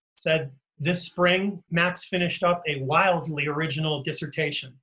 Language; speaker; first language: English; native; English